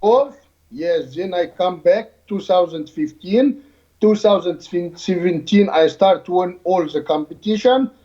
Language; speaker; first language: English; non-native, learner; Arabic